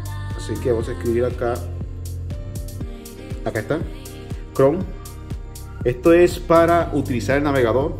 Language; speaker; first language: Spanish; native; Spanish